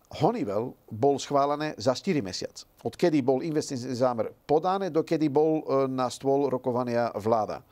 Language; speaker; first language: Slovak; non-native, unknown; Dutch